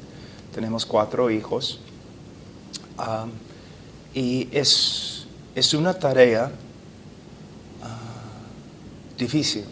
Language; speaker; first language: Spanish; non-native, fluent; English